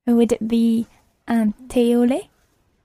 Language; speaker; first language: French; non-native, learner; English